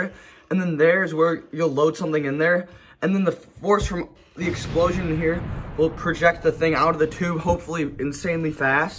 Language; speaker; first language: English; native; English